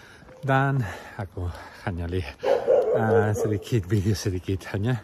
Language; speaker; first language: Indonesian; non-native, learner; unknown